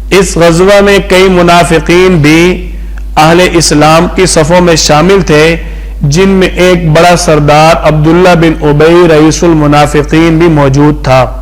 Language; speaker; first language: Urdu; non-native, local second language; Punjabi